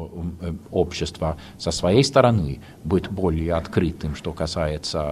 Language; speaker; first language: Russian; non-native, fluent; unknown